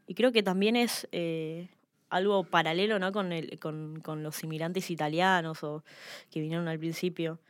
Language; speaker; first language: Spanish; early bilingual, other home language; Lao